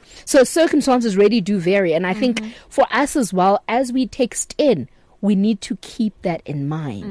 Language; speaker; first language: English; non-native, local second language; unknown